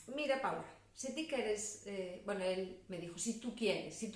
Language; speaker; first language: Spanish; non-native, local second language; Galician